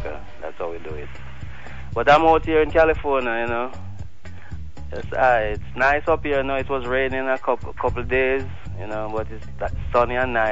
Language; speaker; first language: English; non-native, local second language; Jamaican Creole English